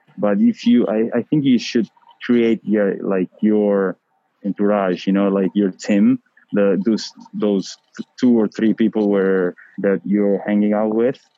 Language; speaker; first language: English; non-native, fluent; Italian